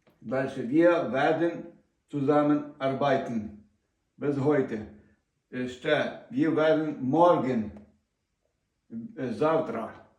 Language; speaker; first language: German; non-native, learner; Ukrainian